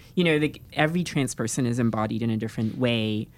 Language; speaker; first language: English; non-native, local second language; Filipino